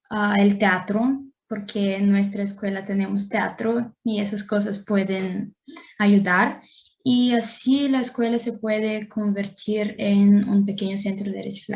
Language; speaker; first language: Spanish; non-native, fluent; Bulgarian